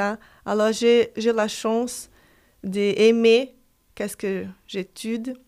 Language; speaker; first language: French; non-native, fluent; Portuguese